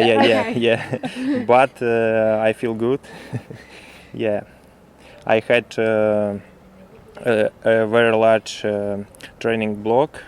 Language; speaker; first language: English; non-native, learner; Russian